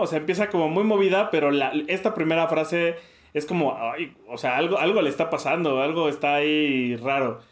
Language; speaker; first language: Spanish; native; Spanish